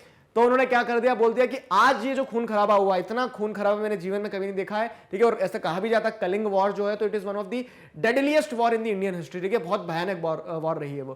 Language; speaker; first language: Hindi; native; Hindi